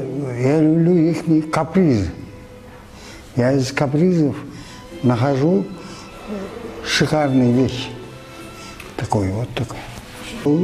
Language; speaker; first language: Russian; non-native, local second language; Kyrgyz